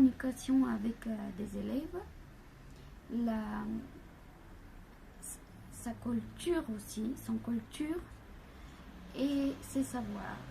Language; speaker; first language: French; non-native, fluent; Bulgarian